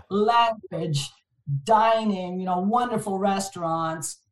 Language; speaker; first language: English; non-native, fluent; French